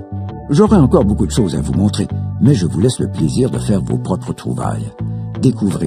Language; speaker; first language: French; native; French